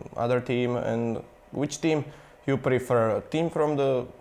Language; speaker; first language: English; non-native, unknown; Slovak